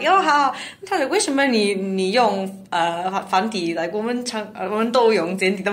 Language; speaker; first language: Chinese; non-native, learner; English